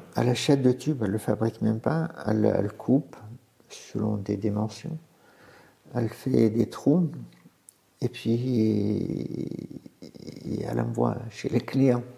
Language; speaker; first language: French; non-native, fluent; Arabic